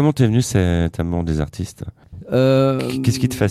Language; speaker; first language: French; native; French